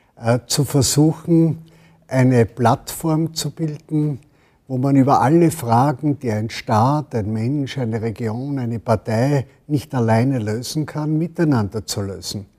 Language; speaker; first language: German; native; German